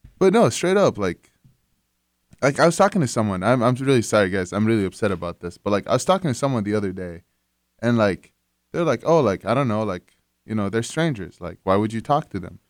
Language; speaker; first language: English; non-native, fluent; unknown